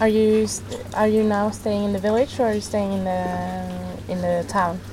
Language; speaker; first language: English; non-native, fluent; Norwegian